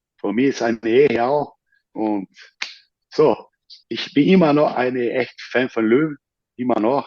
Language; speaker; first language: German; non-native, fluent; Portuguese